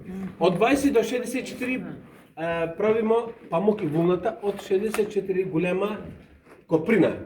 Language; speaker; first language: Bulgarian; non-native, learner; Serbian